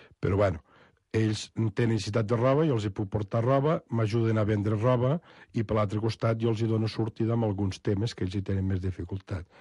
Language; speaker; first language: Catalan; native; Catalan